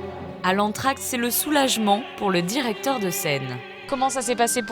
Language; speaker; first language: French; native; French